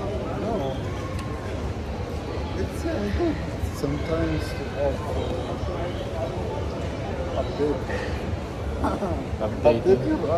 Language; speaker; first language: English; non-native, learner; Arabic